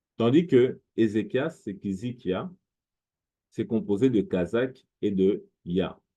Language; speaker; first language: French; non-native, local second language; Lingala